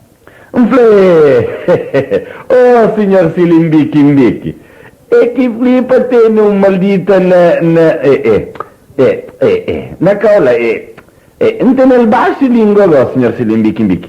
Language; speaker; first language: Portuguese; non-native, local second language; Kabuverdianu